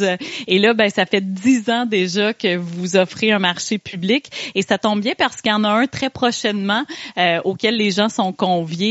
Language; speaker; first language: French; native; French